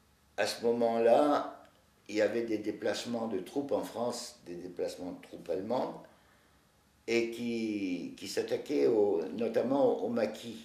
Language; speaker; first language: French; native; French